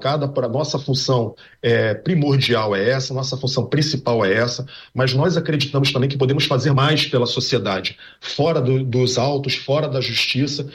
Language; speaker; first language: Portuguese; native; Portuguese